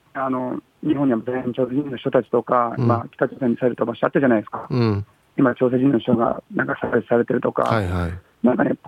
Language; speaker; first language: Japanese; native; Japanese